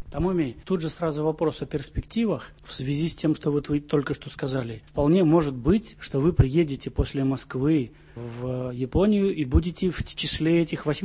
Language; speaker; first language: Russian; native; Russian